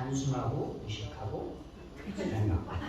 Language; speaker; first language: Korean; native; Korean